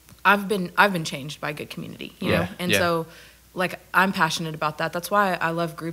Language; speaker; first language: English; non-native, local second language; Afrikaans